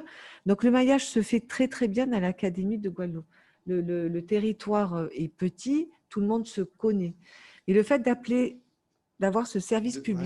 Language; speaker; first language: French; native; French